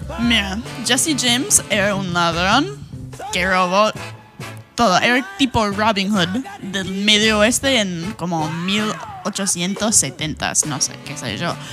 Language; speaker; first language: Spanish; non-native, fluent; English